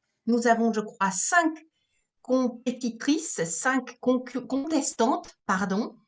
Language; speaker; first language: French; native; French